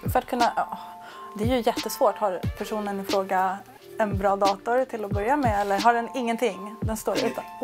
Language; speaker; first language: Swedish; native; Swedish